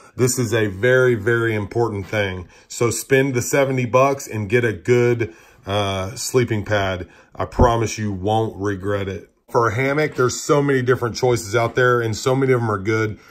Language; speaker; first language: English; native; English